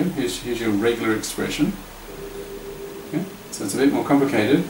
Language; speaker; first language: English; native; English